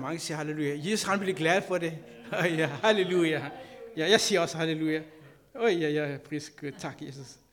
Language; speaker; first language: Danish; non-native, learner; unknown